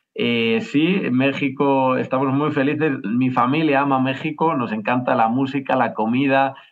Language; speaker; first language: Spanish; native; Spanish